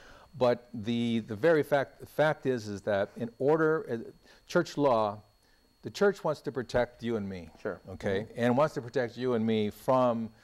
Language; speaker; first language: English; native; English